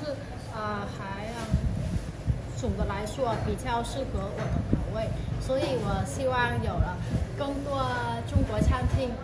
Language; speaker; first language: Chinese; non-native, learner; Vietnamese